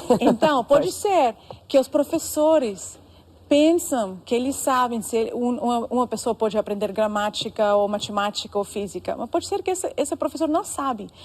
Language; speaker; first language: Portuguese; non-native, fluent; Russian